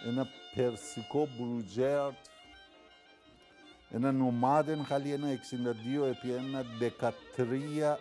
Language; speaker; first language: Greek; non-native, learner; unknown